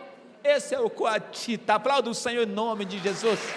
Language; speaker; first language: Portuguese; native; Portuguese